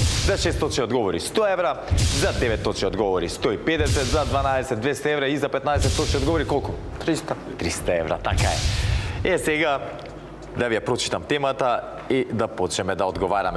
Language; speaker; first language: Macedonian; native; Macedonian